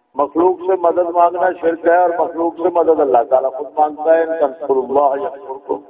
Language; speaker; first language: Urdu; non-native, local second language; Punjabi